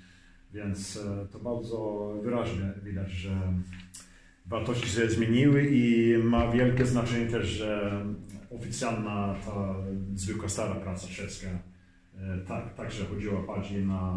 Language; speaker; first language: Polish; early bilingual, heritage; Swedish